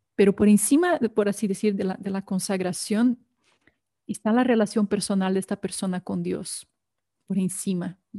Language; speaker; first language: Spanish; non-native, fluent; Portuguese